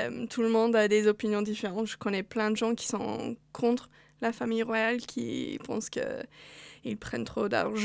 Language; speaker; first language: French; non-native, fluent; English